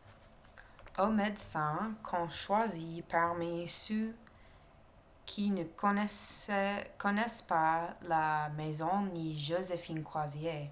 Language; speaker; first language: French; non-native, learner; English